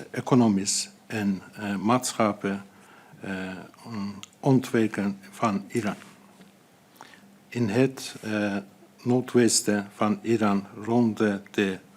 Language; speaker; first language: Dutch; non-native, fluent; Azerbaijani